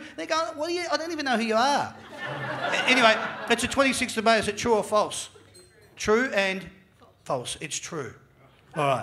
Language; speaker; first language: English; native; English